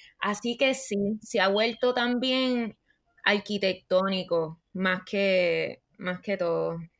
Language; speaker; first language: Spanish; native; Spanish